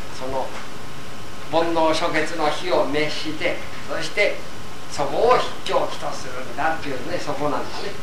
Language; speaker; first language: Japanese; native; Japanese